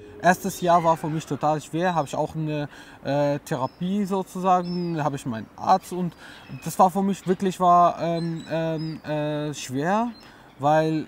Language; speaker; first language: German; non-native, learner; Arabic